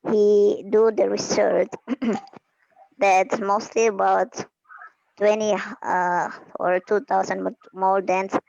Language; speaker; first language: English; non-native, fluent; Indonesian